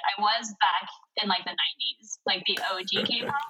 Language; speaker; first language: English; non-native, local second language; Korean